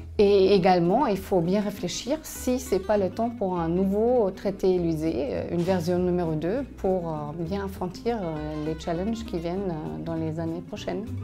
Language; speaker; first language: French; non-native, fluent; German